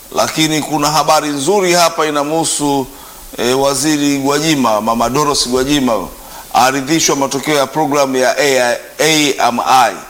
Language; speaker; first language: Swahili; non-native, local second language; Sukuma